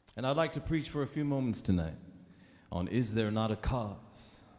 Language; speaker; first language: English; native; English